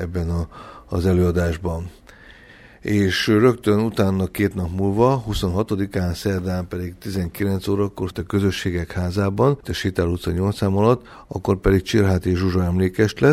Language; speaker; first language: Hungarian; native; Hungarian